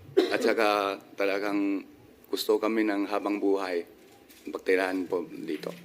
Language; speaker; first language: Filipino; non-native, learner; Chinese